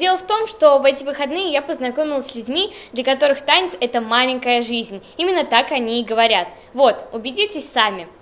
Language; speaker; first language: Russian; native; Russian